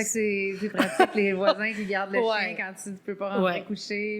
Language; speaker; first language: French; native; French